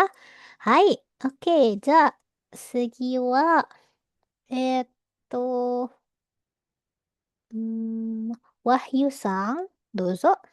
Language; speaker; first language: Japanese; non-native, fluent; Indonesian